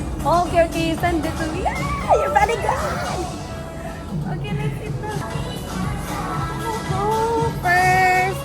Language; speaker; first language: English; non-native, learner; Filipino